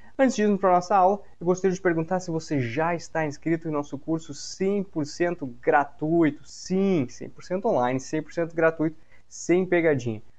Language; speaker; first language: Portuguese; native; Portuguese